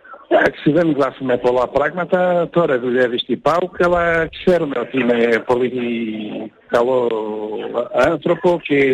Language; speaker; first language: Greek; non-native, learner; Portuguese